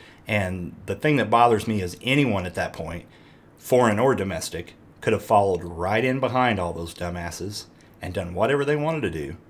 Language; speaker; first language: English; native; English